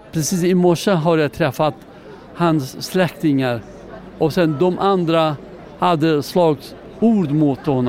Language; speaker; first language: Swedish; non-native, learner; Persian